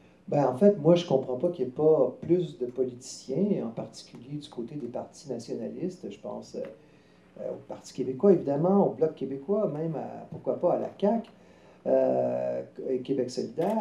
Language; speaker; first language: French; native; French